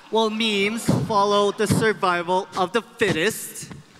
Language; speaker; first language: English; native; English